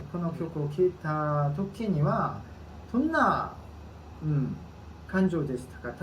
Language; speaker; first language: Japanese; non-native, learner; Korean